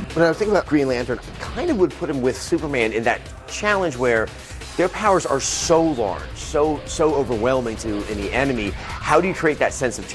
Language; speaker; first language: English; native; English